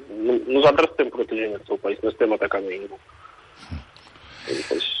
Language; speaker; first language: Catalan; non-native, fluent; Ukrainian